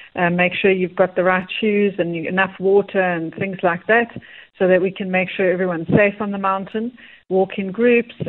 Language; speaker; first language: English; native; English